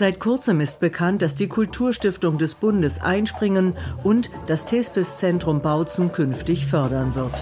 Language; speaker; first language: German; native; German